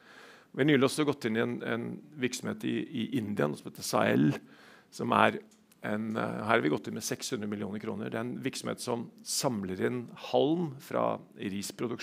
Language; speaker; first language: Norwegian; native; Norwegian